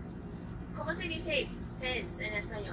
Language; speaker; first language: Spanish; non-native, fluent; English